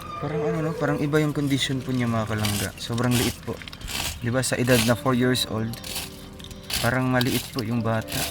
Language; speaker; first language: Filipino; non-native, local second language; Cebuano